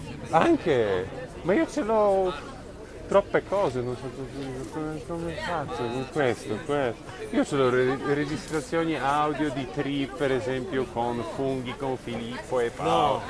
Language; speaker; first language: Italian; non-native, fluent; Polish